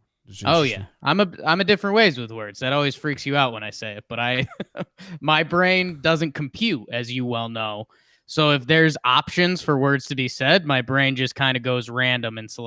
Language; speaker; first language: English; native; English